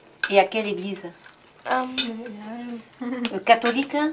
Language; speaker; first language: French; native; French